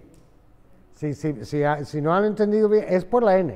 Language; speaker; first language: Spanish; non-native, fluent; English